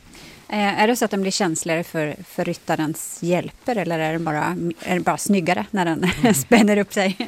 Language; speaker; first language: Swedish; native; Swedish